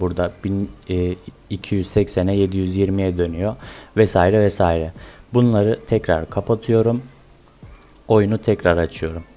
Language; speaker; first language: Turkish; native; Turkish